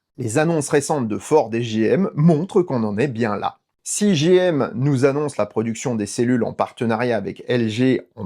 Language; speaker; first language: French; native; French